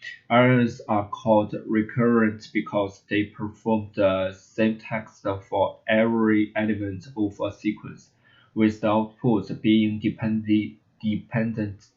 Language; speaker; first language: English; non-native, learner; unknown